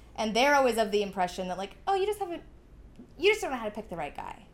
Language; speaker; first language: English; native; English